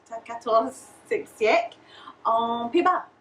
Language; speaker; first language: French; non-native, learner; English